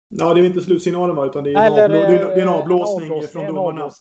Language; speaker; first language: Swedish; native; Swedish